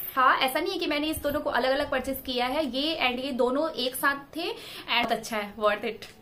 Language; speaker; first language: Hindi; native; Hindi